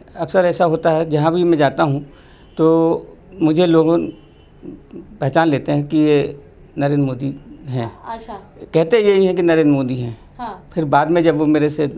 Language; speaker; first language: Hindi; native; Hindi